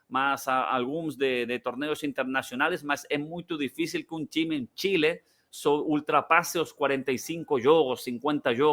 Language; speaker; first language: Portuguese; non-native, learner; Spanish